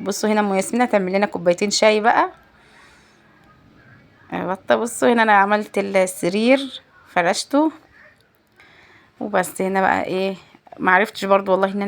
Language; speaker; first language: Arabic; native; Arabic